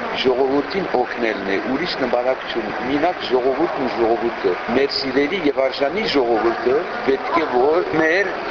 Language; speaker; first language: Armenian; early bilingual, heritage; Armenian